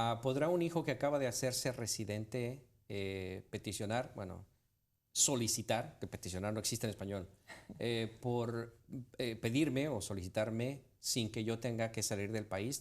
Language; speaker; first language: Spanish; native; Spanish